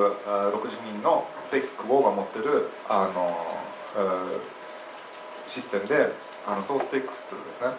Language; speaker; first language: Japanese; non-native, fluent; English